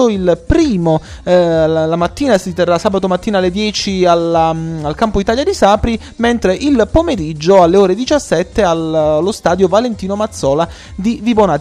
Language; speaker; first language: Italian; native; Italian